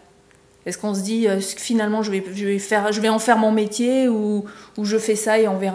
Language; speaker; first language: French; native; French